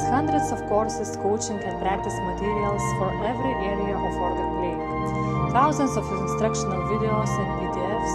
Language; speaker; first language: English; non-native, fluent; Lithuanian